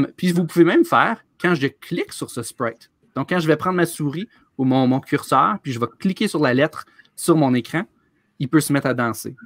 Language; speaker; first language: French; native; French